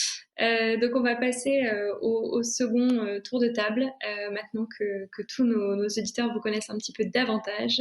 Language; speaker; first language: French; native; French